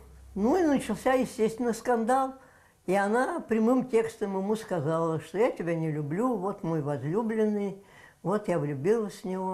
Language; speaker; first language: Russian; native; Russian